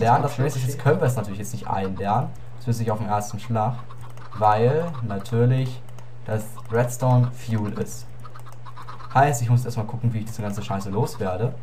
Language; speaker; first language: German; native; German